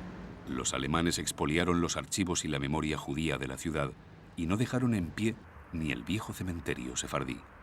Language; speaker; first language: Spanish; native; Spanish